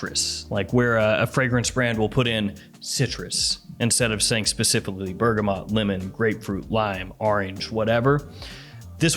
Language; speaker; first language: English; native; English